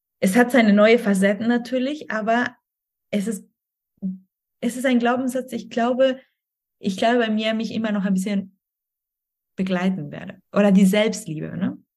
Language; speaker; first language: German; non-native, fluent; Spanish